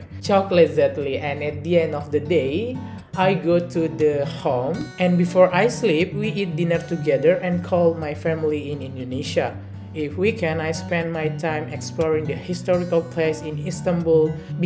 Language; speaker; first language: English; non-native, learner; Indonesian